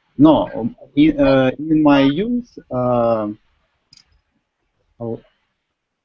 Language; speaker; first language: English; non-native, learner; Russian